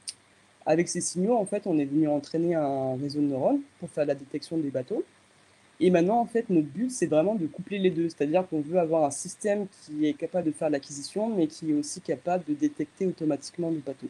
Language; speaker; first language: French; native; French